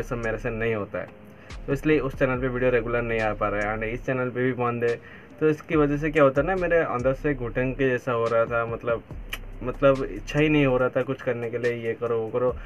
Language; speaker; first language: Hindi; non-native, local second language; Odia